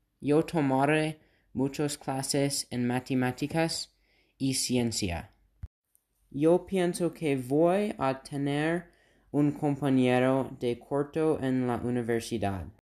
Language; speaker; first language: Spanish; non-native, learner; English